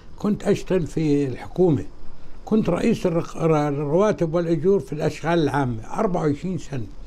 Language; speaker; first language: Arabic; native; Arabic